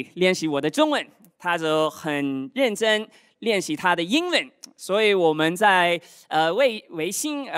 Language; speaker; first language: Chinese; non-native, fluent; Cantonese